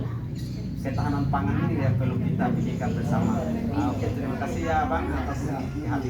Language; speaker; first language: Indonesian; non-native, local second language; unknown